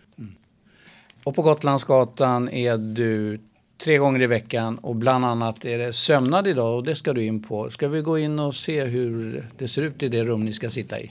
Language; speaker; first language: Swedish; native; Swedish